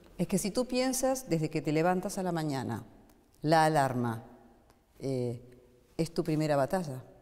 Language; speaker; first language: Spanish; native; Spanish